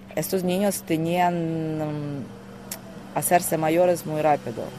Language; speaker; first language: Spanish; non-native, fluent; Ukrainian